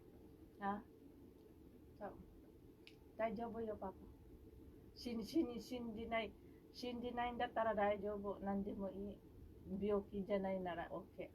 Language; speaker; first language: Japanese; non-native, fluent; Filipino